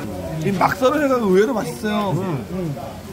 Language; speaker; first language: Korean; native; Korean